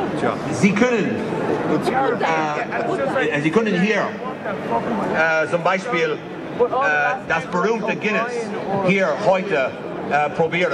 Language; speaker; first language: German; non-native, fluent; English